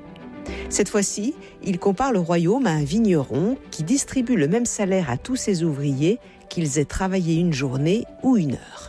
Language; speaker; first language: French; native; French